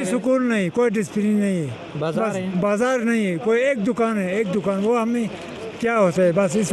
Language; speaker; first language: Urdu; non-native, local second language; Shina